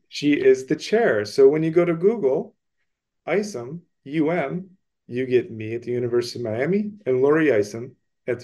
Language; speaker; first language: English; native; English